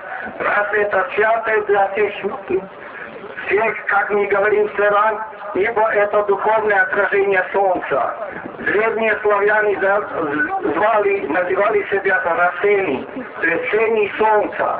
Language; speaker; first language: Russian; non-native, fluent; Serbian